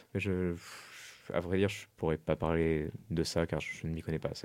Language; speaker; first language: French; non-native, fluent; German